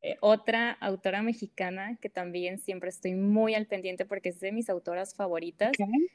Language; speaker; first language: Spanish; native; Spanish